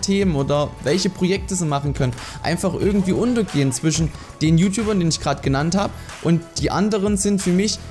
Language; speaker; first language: German; native; German